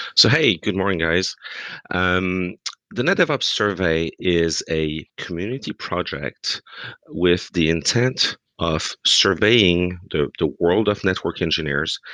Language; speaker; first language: English; non-native, fluent; French